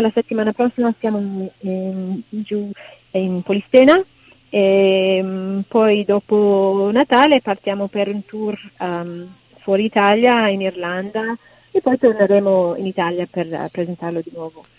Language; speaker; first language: Italian; non-native, fluent; English